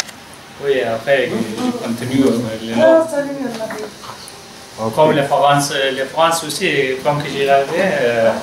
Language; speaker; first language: French; non-native, learner; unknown